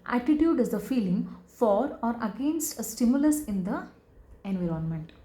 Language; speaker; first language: English; non-native, local second language; Kannada